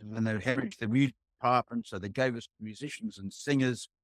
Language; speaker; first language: English; native; English